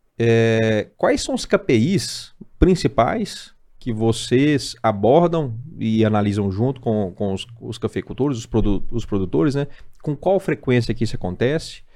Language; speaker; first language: Portuguese; native; Portuguese